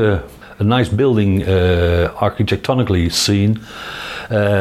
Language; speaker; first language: English; non-native, fluent; Dutch